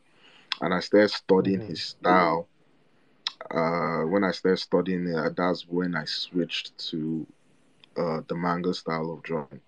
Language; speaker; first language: English; non-native, local second language; Igbo